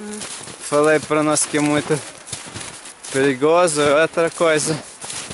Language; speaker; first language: Portuguese; non-native, learner; Russian